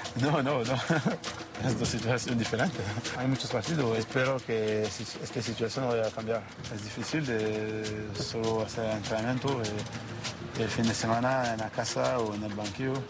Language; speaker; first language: Spanish; non-native, learner; French